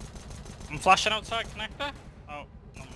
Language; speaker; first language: English; native; English